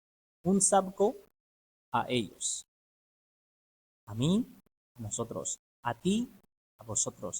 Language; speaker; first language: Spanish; non-native, fluent; Urdu